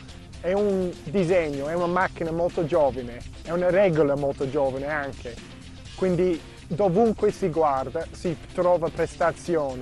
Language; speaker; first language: Italian; non-native, fluent; English